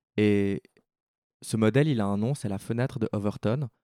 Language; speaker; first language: French; native; French